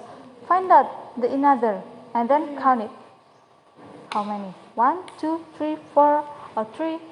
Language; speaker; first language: English; non-native, learner; Indonesian